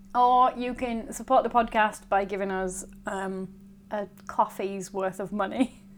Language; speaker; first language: English; native; English